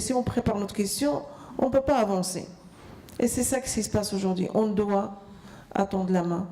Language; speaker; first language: French; non-native, fluent; Arabic